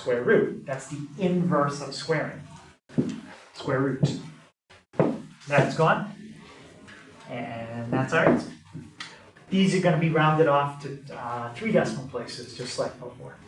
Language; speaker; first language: English; native; English